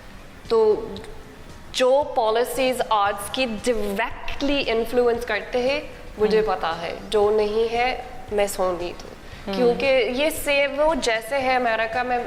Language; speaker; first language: Hindi; non-native, learner; English